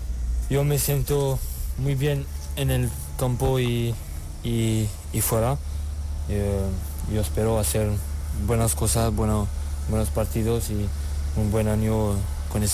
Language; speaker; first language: Spanish; non-native, learner; French